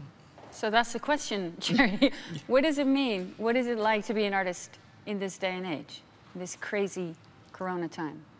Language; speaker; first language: English; non-native, fluent; Dutch